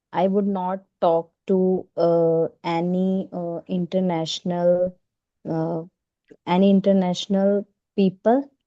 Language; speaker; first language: English; non-native, learner; Hindi